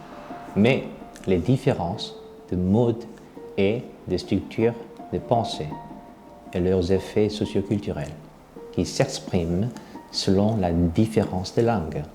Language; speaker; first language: French; non-native, fluent; Korean